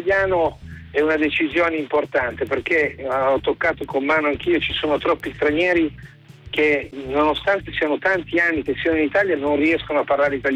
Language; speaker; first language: Italian; native; Italian